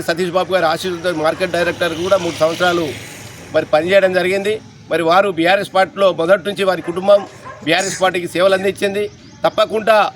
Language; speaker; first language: Telugu; native; Telugu